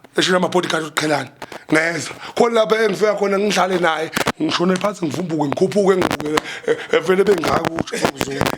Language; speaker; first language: Zulu; native; Zulu